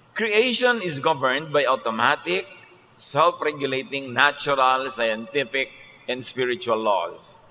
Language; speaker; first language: English; non-native, local second language; Filipino